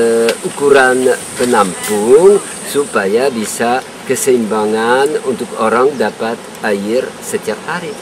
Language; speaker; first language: Indonesian; non-native, learner; French